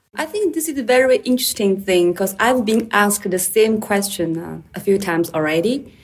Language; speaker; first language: English; non-native, fluent; Chinese